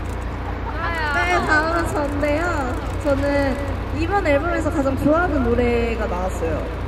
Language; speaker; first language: Korean; non-native, fluent; Japanese